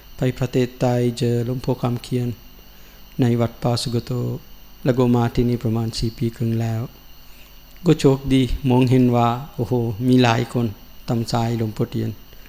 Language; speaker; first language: Thai; non-native, learner; Sinhala